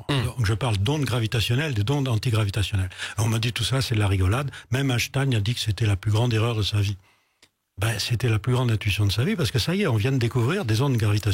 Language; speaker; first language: French; native; French